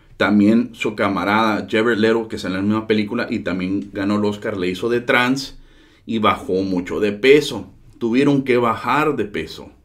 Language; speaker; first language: Spanish; early bilingual, heritage; Spanish